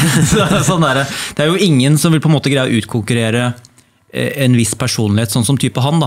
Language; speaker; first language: Norwegian; native; Norwegian